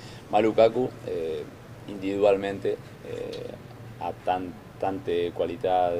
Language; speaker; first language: Italian; non-native, fluent; Spanish